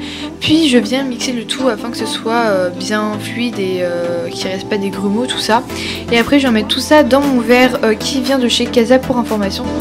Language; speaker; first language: French; native; French